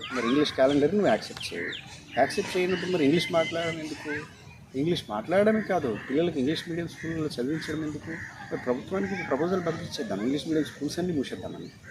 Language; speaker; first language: Telugu; non-native, local second language; Marathi